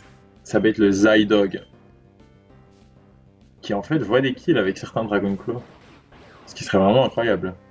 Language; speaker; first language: French; native; French